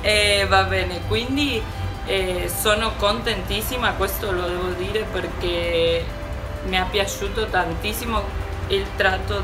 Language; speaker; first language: Italian; non-native, learner; Spanish